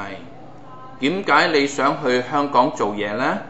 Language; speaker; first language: Cantonese; native; Cantonese